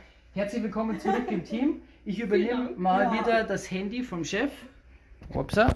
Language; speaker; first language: German; native; German